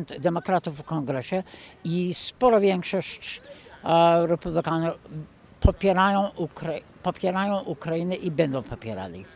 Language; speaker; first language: Polish; non-native, fluent; English